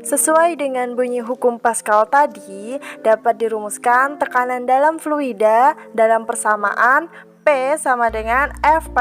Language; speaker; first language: Indonesian; native; Indonesian